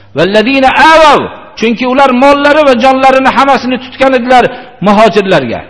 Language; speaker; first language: Uzbek; native; Uzbek